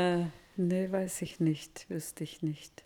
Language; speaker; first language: German; early bilingual, heritage; Russian